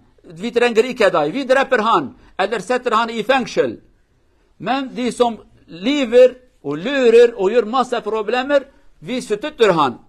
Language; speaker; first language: Norwegian; non-native, fluent; Kurdish